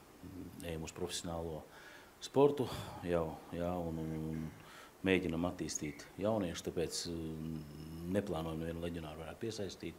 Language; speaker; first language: Latvian; native; Latvian